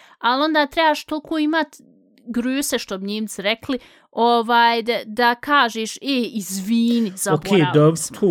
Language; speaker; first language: Bosnian; early bilingual, heritage; Bosnian